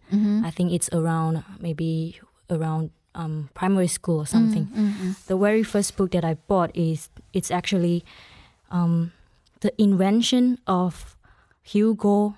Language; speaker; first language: English; non-native, local second language; Chinese